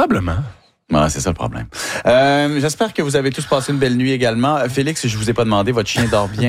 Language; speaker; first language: French; native; French